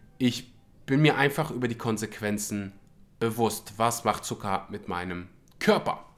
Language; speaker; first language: German; early bilingual, other home language; Russian